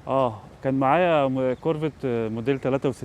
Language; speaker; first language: Arabic; native; Arabic